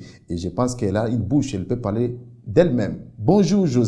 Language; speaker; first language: French; non-native, fluent; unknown